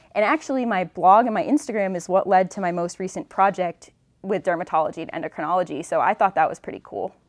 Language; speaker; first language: English; native; English